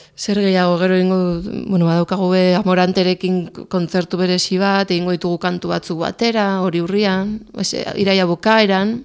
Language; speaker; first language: Basque; non-native, local second language; Spanish